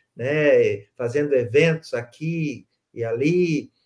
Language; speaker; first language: Portuguese; native; Portuguese